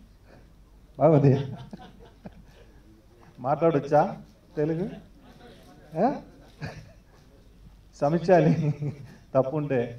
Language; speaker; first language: Telugu; non-native, learner; Tamil